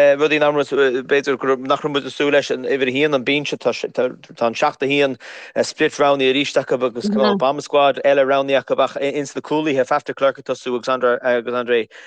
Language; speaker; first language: Irish; native; Irish